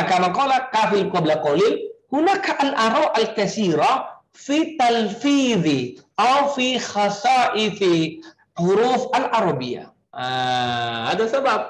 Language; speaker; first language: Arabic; non-native, fluent; Indonesian